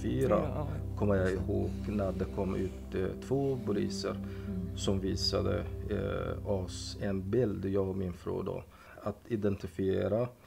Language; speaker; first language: Swedish; non-native, fluent; Somali